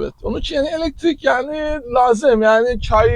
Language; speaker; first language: Turkish; non-native, learner; Persian